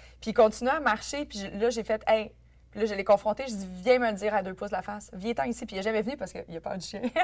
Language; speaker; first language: French; native; French